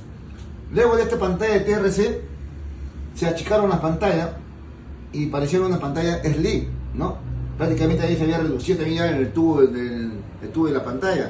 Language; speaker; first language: Spanish; native; Spanish